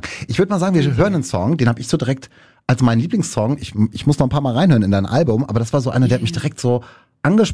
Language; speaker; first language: German; native; German